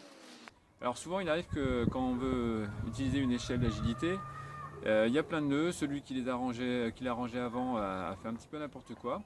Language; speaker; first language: French; native; French